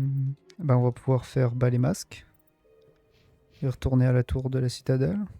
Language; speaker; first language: French; native; French